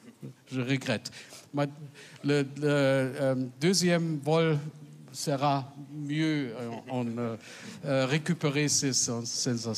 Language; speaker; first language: French; non-native, fluent; German